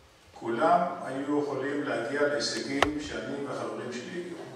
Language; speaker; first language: Hebrew; early bilingual, other home language; Polish